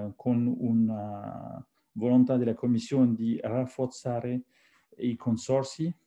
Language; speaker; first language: Italian; non-native, fluent; French